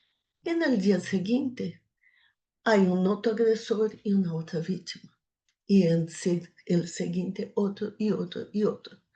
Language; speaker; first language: Spanish; non-native, fluent; Portuguese